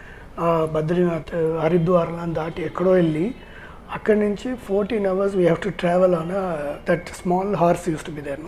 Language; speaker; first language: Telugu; non-native, learner; Tamil